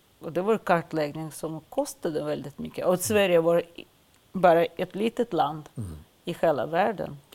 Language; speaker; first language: Swedish; non-native, fluent; Russian